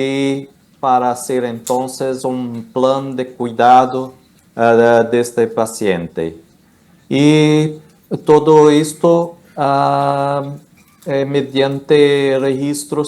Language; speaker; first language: Spanish; non-native, learner; Portuguese